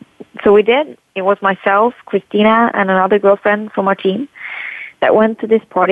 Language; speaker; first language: English; non-native, fluent; Norwegian